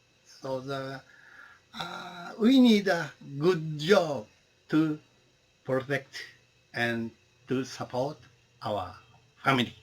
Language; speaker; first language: English; non-native, learner; Japanese